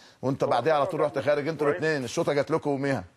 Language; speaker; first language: Arabic; native; Arabic